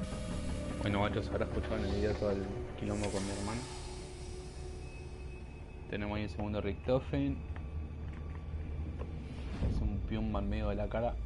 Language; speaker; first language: Spanish; native; Spanish